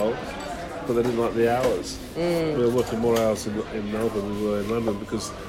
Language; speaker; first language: English; native; English